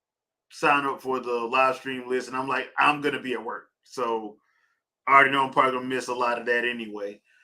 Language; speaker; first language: English; native; English